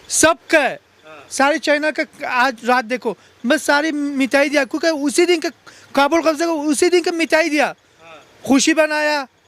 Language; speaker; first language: Hindi; non-native, learner; Pashto